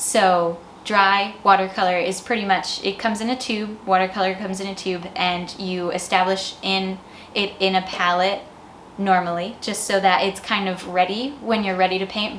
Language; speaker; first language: English; native; English